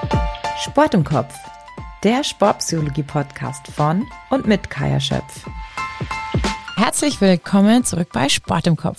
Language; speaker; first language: German; native; German